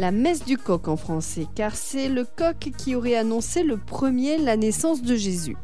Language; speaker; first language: French; native; French